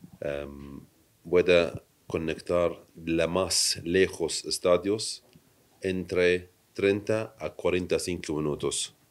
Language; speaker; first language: Spanish; non-native, learner; Arabic